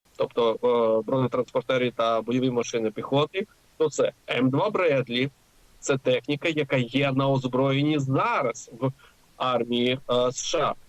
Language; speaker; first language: Ukrainian; native; Ukrainian